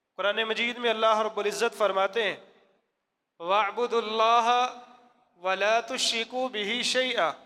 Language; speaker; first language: Urdu; non-native, local second language; Punjabi